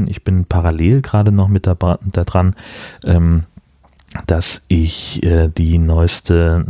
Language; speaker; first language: German; native; German